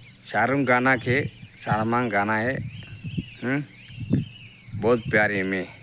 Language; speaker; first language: Hindi; non-native, learner; Oromo